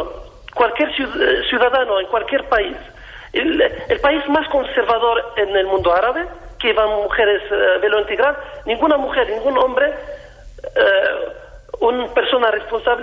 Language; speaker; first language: Spanish; non-native, fluent; Arabic